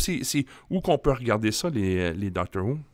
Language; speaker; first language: French; native; French